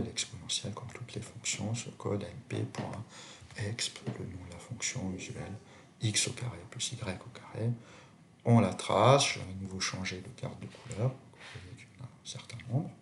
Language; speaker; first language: French; native; French